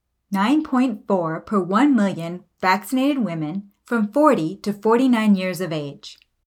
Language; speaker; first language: Spanish; non-native, fluent; English